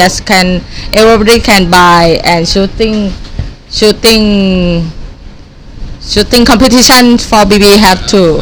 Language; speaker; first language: English; non-native, learner; Thai